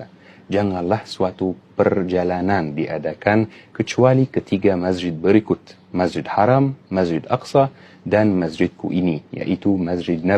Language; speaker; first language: Indonesian; non-native, fluent; Arabic